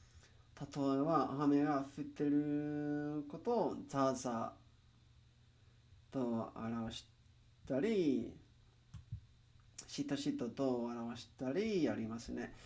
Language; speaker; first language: Japanese; non-native, learner; Spanish